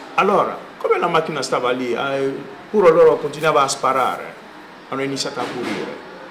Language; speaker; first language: Italian; non-native, learner; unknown